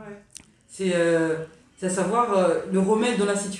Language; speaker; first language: French; native; French